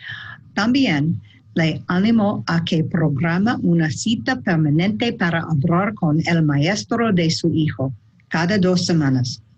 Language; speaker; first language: Spanish; non-native, learner; English